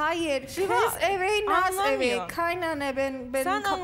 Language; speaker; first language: Turkish; non-native, learner; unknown